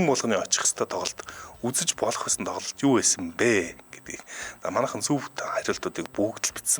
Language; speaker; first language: Mongolian; native; Mongolian